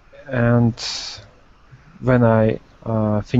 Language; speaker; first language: English; non-native, learner; Russian